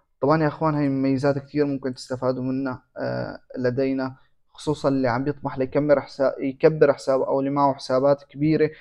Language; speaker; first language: Arabic; native; Arabic